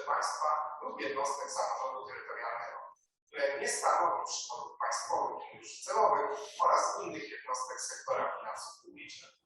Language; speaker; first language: Polish; native; Polish